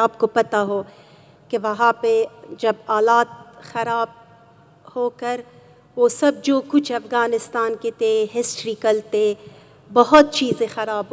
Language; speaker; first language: Hindi; non-native, fluent; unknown